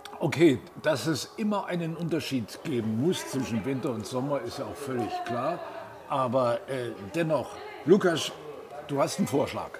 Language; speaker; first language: German; native; German